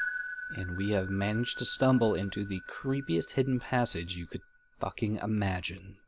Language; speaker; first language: English; native; English